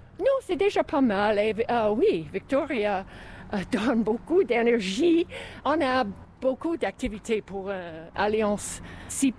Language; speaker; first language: French; non-native, local second language; English